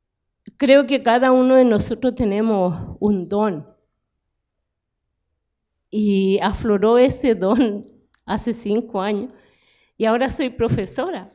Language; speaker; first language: Spanish; non-native, local second language; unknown